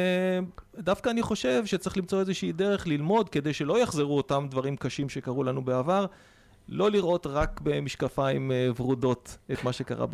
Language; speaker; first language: Hebrew; native; Hebrew